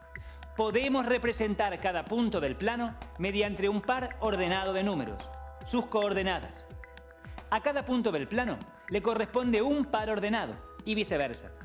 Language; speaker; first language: Spanish; native; Spanish